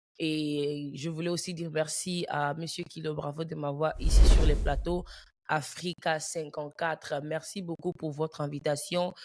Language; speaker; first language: French; early bilingual, heritage; French